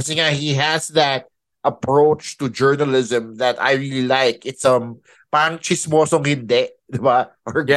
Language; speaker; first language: English; non-native, local second language; Filipino